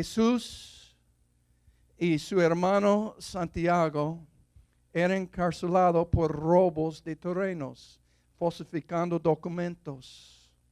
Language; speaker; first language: Spanish; non-native, fluent; English